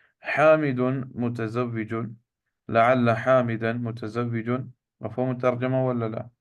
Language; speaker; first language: Arabic; non-native, fluent; Urdu